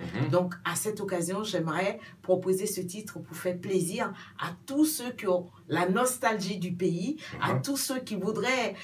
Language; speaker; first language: French; non-native, local second language; Baoulé